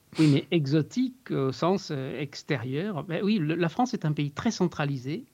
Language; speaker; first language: French; native; French